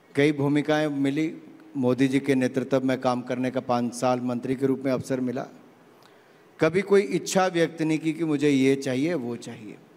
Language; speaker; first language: Hindi; native; Hindi